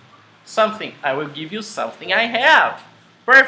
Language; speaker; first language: English; non-native, fluent; Portuguese